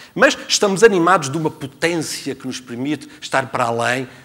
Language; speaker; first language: Portuguese; native; Portuguese